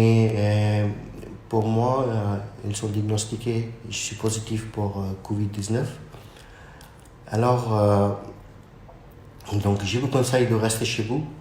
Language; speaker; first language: French; non-native, fluent; Urdu